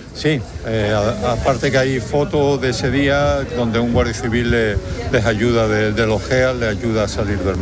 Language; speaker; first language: Spanish; native; Spanish